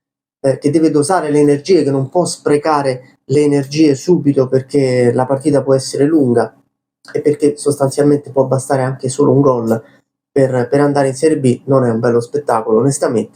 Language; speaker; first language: Italian; native; Italian